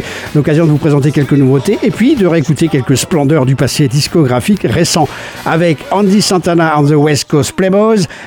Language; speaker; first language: French; native; French